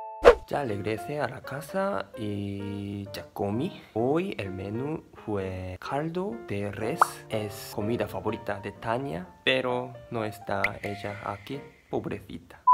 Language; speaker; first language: Spanish; non-native, learner; Japanese